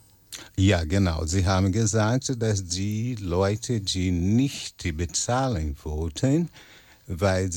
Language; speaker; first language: German; non-native, fluent; Portuguese